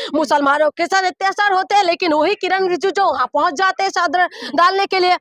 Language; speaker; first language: Hindi; non-native, local second language; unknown